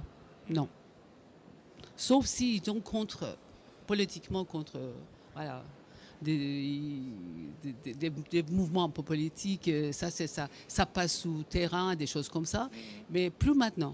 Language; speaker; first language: French; non-native, fluent; Persian